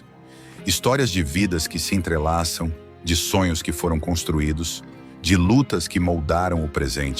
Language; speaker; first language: Portuguese; native; Portuguese